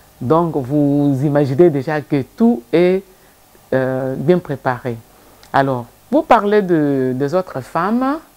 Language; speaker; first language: French; non-native, local second language; Lingala